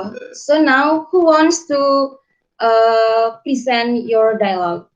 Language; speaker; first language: English; non-native, learner; Indonesian